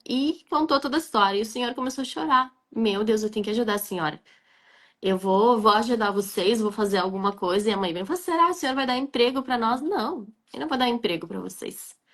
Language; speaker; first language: Portuguese; non-native, fluent; Arabic